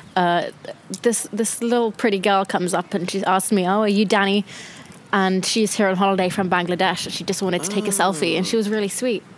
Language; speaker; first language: English; native; English